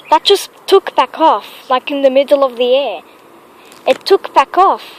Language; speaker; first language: English; native; English